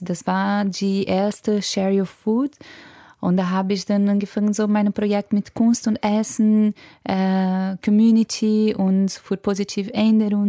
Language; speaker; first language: German; non-native, fluent; Portuguese